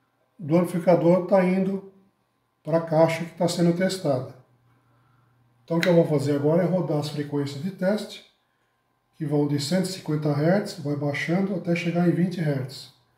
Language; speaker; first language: Portuguese; native; Portuguese